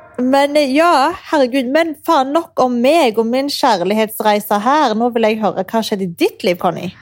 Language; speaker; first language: Norwegian; early bilingual, other home language; Arabic